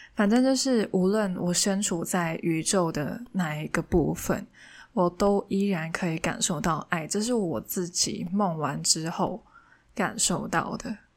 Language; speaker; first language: Chinese; non-native, local second language; Cantonese